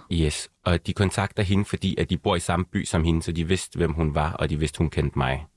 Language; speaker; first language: Danish; early bilingual, other home language; Arabic